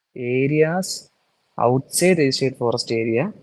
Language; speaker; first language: English; non-native, local second language; Malayalam